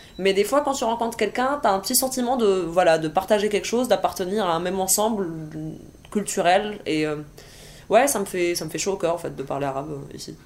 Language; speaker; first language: French; early bilingual, other home language; Arabic